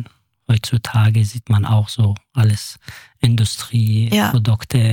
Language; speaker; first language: German; non-native, fluent; Kurdish